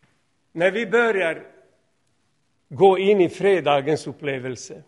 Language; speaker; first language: Swedish; non-native, fluent; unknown